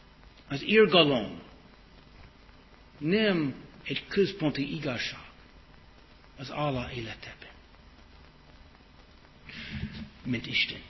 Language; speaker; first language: Hungarian; non-native, fluent; English